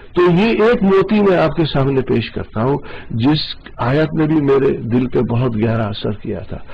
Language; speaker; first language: Urdu; non-native, local second language; Gujarati